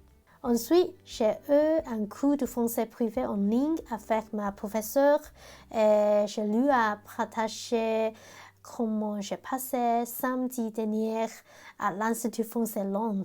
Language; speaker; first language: French; non-native, learner; Cantonese